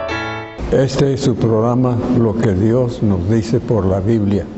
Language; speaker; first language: Spanish; native; Spanish